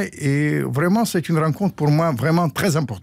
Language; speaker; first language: French; non-native, fluent; Russian